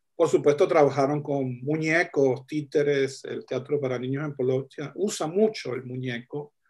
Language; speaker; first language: Spanish; native; Spanish